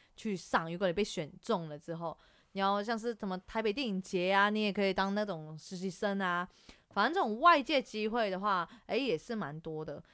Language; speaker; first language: Chinese; native; Chinese